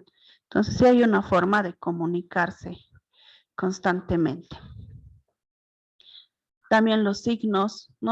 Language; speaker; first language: Spanish; native; Spanish